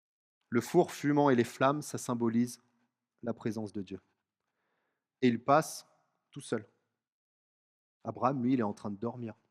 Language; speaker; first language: French; native; French